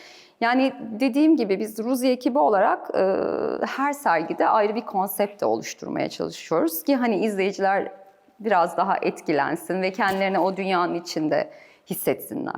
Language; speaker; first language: Turkish; native; Turkish